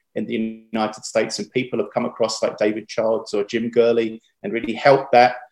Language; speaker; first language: English; native; English